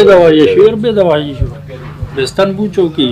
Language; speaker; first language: Turkish; non-native, learner; Urdu